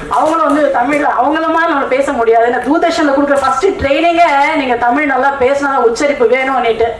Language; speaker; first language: Tamil; non-native, local second language; Telugu